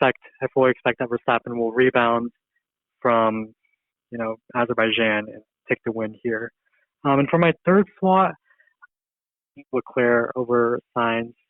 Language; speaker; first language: English; native; English